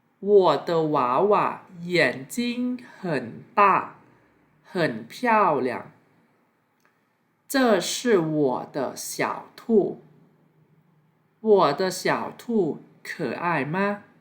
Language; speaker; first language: Chinese; non-native, fluent; Thai